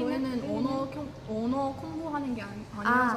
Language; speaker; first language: Korean; non-native, fluent; Ukrainian